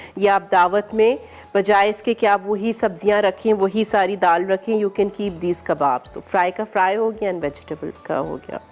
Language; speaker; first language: Urdu; native; Urdu